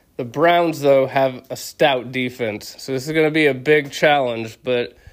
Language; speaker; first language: English; native; English